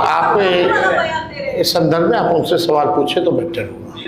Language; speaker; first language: Hindi; native; Hindi